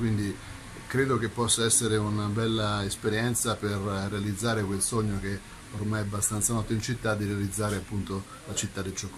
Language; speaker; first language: Italian; native; Italian